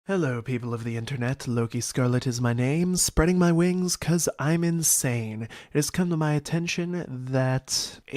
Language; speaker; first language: English; native; English